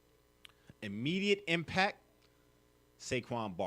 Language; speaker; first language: English; native; English